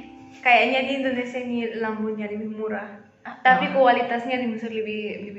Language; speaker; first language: Indonesian; non-native, fluent; Arabic